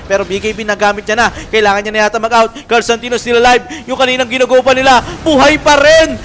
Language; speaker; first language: Filipino; native; Filipino